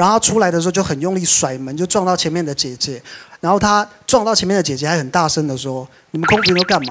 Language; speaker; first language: Chinese; native; Chinese